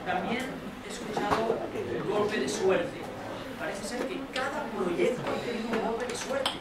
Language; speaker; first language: Spanish; non-native, local second language; Catalan